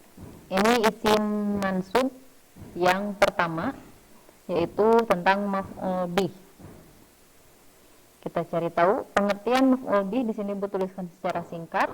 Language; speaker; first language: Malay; non-native, local second language; Sundanese